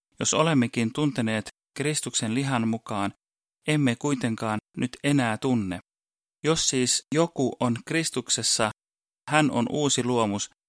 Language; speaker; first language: Finnish; early bilingual, heritage; Finnish